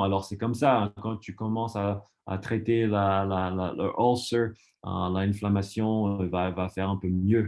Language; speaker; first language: French; non-native, fluent; English